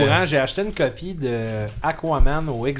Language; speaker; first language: French; native; French